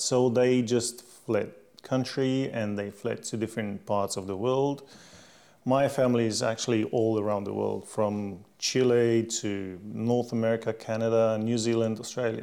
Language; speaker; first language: English; non-native, fluent; Slovenian